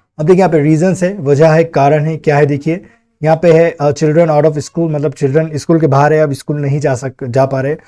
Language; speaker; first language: Hindi; native; Hindi